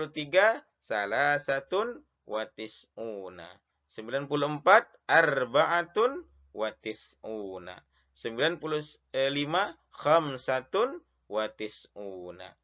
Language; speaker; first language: Arabic; non-native, fluent; Indonesian